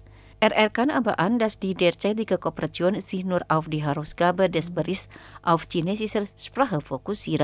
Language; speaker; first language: German; non-native, fluent; Indonesian